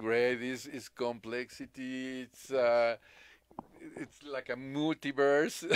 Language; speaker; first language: English; non-native, learner; Spanish